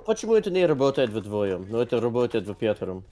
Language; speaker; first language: Russian; non-native, learner; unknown